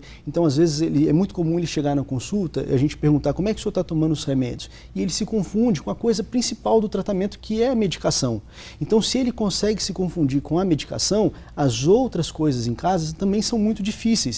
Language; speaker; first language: Portuguese; native; Portuguese